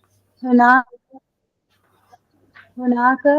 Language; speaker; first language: Arabic; non-native, learner; Hindi